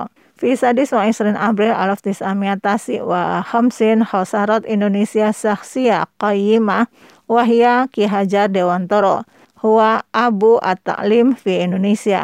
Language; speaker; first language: Arabic; non-native, fluent; Indonesian